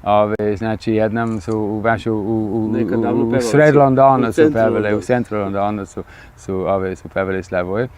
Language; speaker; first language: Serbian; non-native, fluent; English